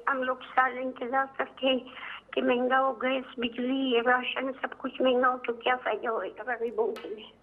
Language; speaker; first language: Urdu; non-native, local second language; Brahui